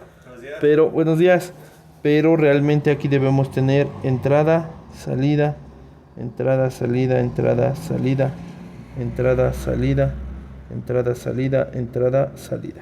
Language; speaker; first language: Spanish; native; Spanish